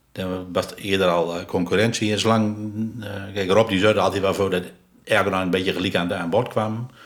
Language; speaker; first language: Dutch; native; Dutch